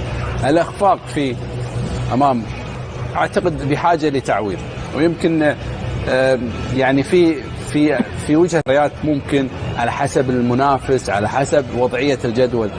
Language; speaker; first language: Arabic; native; Arabic